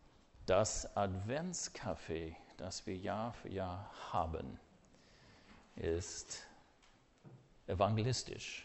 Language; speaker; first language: German; non-native, fluent; English